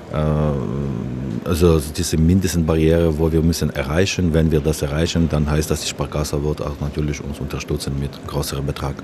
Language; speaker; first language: German; non-native, learner; Ukrainian